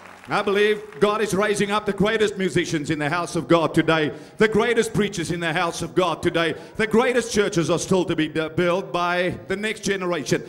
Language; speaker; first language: English; non-native, local second language; Afrikaans